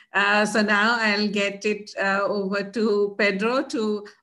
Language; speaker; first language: English; non-native, local second language; Odia